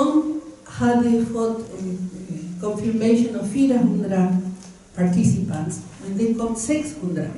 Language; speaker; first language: Swedish; non-native, fluent; Spanish